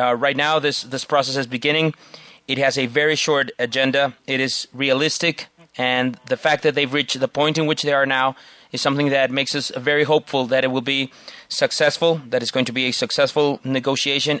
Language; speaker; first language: English; non-native, fluent; Spanish